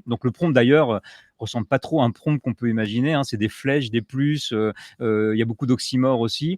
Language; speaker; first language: French; native; French